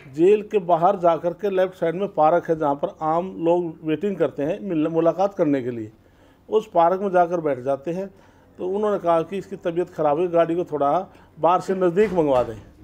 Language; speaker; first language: Hindi; native; Hindi